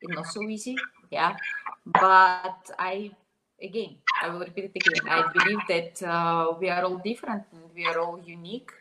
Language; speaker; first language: English; non-native, fluent; Russian